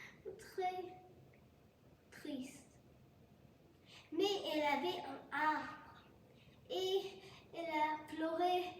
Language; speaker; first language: French; non-native, learner; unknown